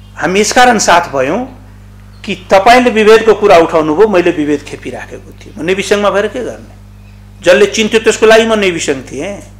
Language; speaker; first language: Nepali; non-native, local second language; Maithili